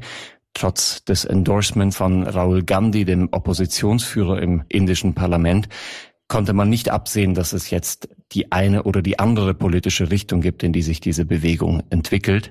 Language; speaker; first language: German; native; German